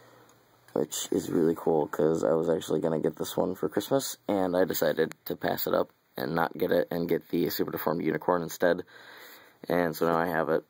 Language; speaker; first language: English; native; English